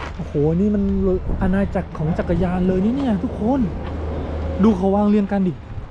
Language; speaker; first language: Thai; native; Thai